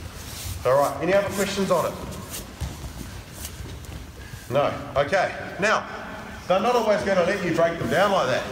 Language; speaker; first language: English; native; English